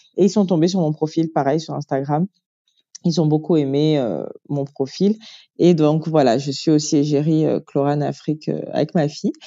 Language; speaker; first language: French; native; French